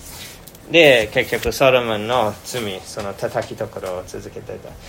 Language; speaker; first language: Japanese; non-native, fluent; English